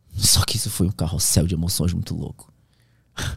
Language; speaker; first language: Portuguese; native; Portuguese